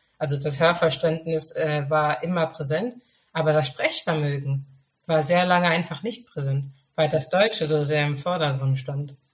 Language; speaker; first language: German; early bilingual, other home language; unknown